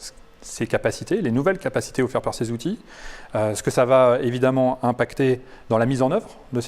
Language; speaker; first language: French; native; French